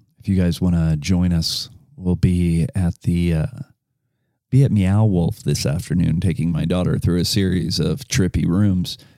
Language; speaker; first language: English; native; English